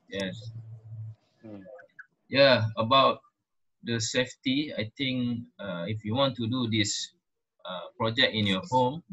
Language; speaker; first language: English; non-native, local second language; Malay